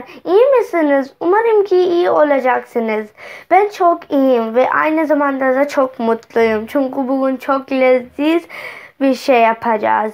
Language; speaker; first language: Turkish; non-native, fluent; Urdu